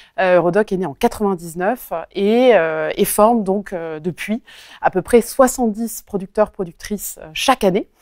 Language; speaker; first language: French; native; French